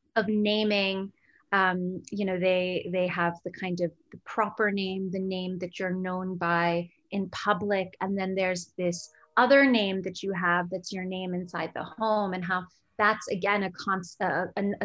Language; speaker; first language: English; early bilingual, other home language; Gujarati